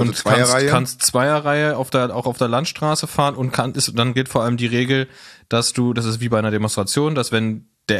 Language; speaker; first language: German; native; German